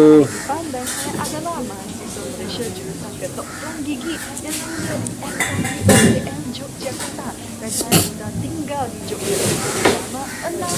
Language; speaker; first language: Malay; non-native, local second language; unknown